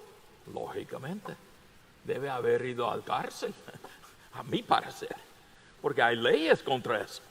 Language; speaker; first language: Spanish; non-native, fluent; English